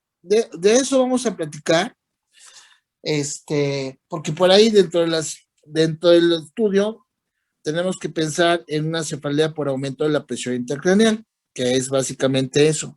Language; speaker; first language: Spanish; native; Spanish